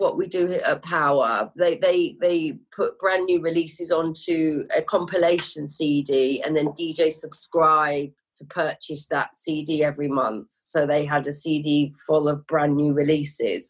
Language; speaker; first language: English; native; English